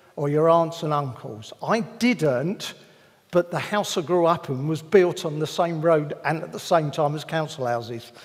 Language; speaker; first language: English; native; English